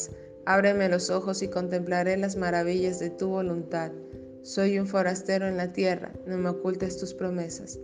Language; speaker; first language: Spanish; native; Spanish